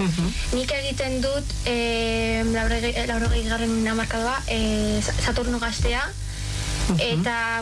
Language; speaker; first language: Basque; non-native, local second language; Spanish